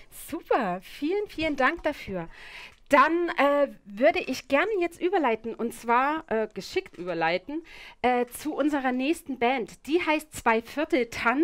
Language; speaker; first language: German; native; German